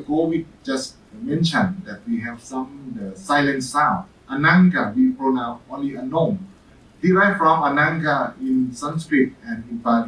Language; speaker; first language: English; non-native, fluent; Thai